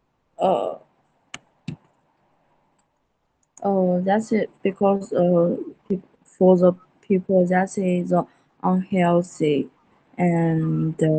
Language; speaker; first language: English; non-native, learner; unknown